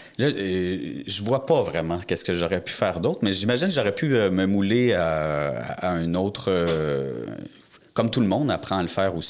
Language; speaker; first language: French; native; French